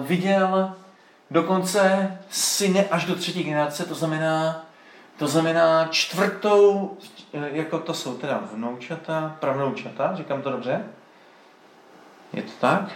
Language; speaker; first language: Czech; native; Czech